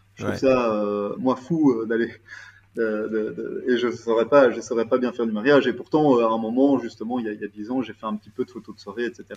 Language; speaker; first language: French; native; French